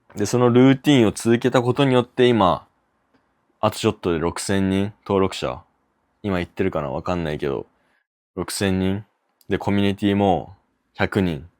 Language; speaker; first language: Japanese; native; Japanese